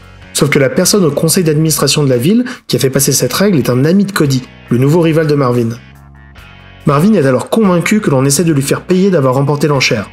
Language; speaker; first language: French; native; French